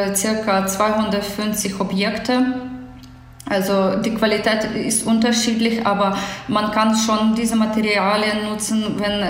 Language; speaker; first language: German; non-native, fluent; Ukrainian